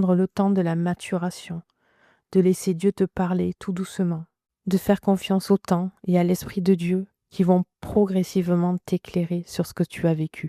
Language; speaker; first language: French; native; French